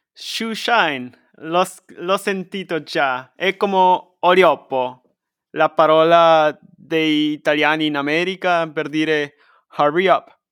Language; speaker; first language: Italian; non-native, fluent; Spanish